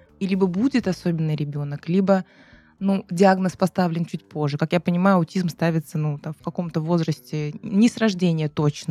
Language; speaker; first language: Russian; native; Russian